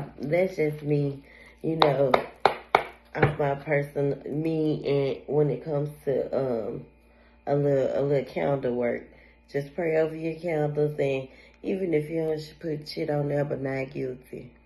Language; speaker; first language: English; native; English